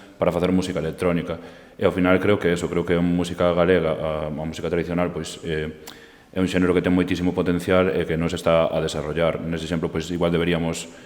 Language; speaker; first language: Galician; non-native, local second language; Spanish